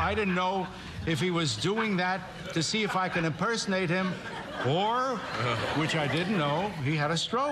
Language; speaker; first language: English; native; English